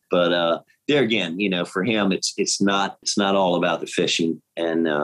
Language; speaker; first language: English; native; English